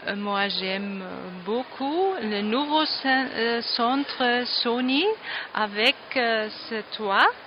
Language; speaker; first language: French; non-native, fluent; German